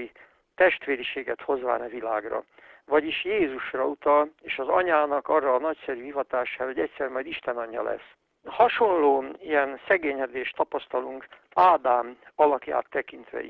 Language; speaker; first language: Hungarian; native; Hungarian